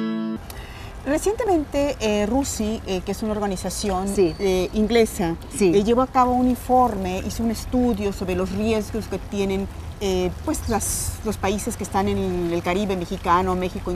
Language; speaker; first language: Spanish; native; Spanish